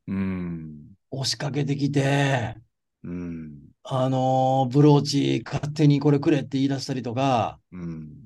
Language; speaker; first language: Japanese; native; Japanese